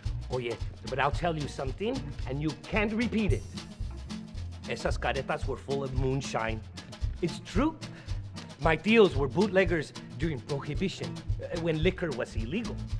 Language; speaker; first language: English; early bilingual, other home language; Spanish